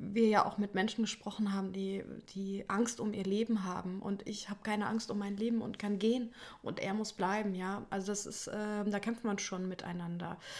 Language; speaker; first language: German; native; German